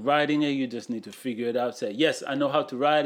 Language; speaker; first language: English; non-native, fluent; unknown